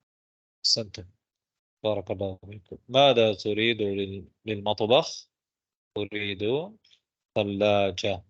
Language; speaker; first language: Arabic; non-native, fluent; Tamil